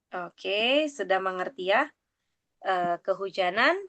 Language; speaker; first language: Indonesian; native; Indonesian